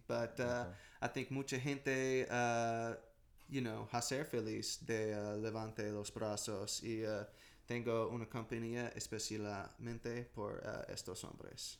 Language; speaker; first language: Spanish; non-native, learner; English